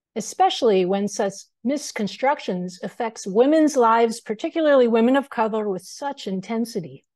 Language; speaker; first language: English; native; English